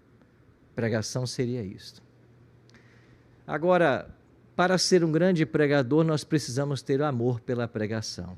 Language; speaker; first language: Portuguese; native; Portuguese